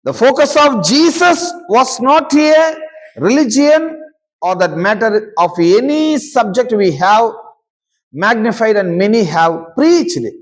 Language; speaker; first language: English; non-native, local second language; Telugu